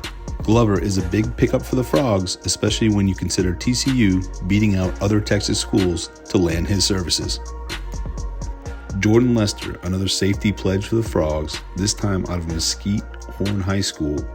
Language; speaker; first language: English; native; English